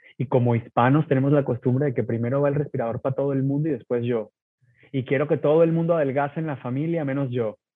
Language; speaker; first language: Spanish; native; Spanish